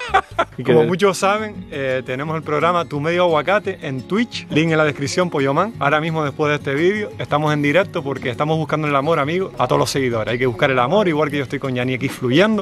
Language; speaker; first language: Spanish; native; Spanish